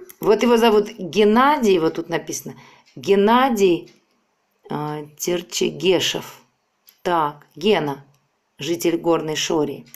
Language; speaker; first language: Russian; native; Russian